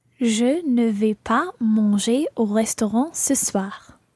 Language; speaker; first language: French; non-native, learner; English